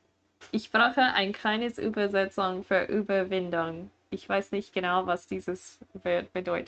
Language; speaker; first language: German; non-native, learner; English